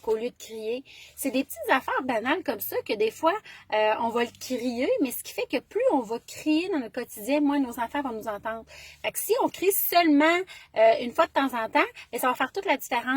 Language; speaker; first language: French; native; French